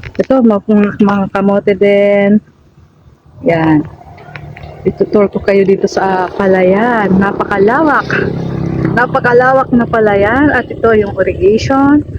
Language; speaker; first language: Filipino; non-native, local second language; Bikol